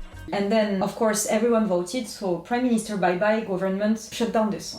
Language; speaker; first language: English; non-native, fluent; French